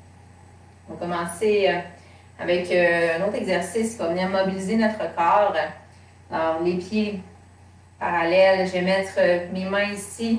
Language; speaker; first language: French; native; French